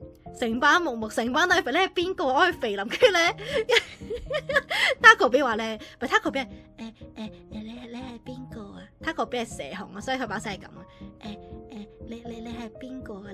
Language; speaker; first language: Cantonese; native; Cantonese